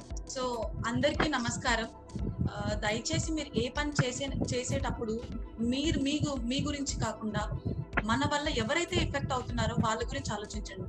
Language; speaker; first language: Telugu; native; Telugu